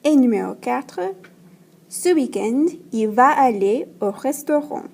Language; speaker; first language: French; non-native, fluent; English